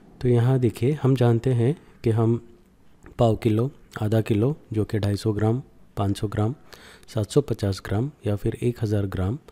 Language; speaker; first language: Hindi; non-native, local second language; Kannada